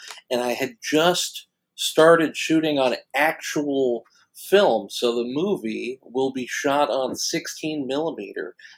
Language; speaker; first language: English; native; English